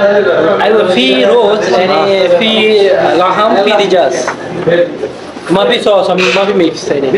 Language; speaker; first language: Arabic; non-native, learner; Bangla